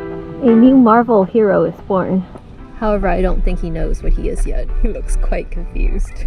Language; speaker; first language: English; native; English